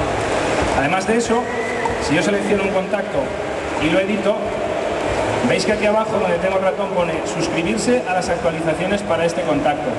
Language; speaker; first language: Spanish; native; Spanish